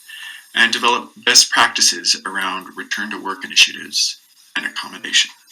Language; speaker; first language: English; native; English